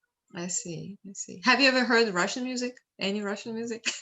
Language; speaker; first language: English; non-native, fluent; Russian